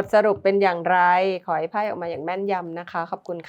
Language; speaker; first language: Thai; native; Thai